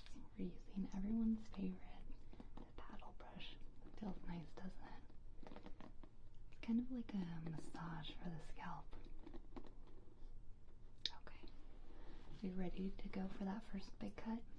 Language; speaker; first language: English; native; English